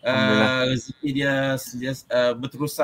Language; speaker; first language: Malay; native; Malay